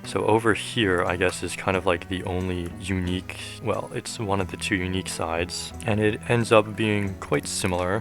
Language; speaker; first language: English; native; English